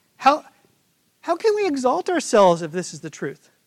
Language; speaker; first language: English; native; English